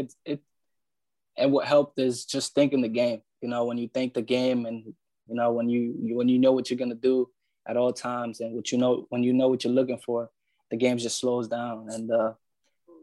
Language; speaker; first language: English; early bilingual, other home language; Spanish